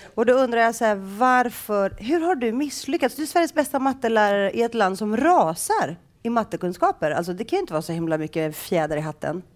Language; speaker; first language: Swedish; early bilingual, other home language; Greek